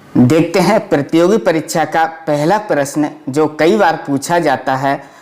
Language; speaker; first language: Hindi; native; Hindi